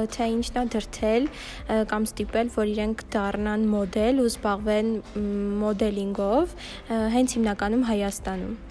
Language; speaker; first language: Armenian; native; Armenian